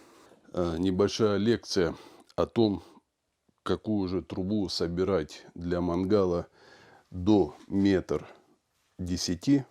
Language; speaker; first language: Russian; native; Russian